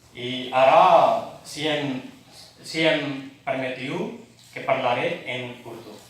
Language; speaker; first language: Catalan; non-native, fluent; Urdu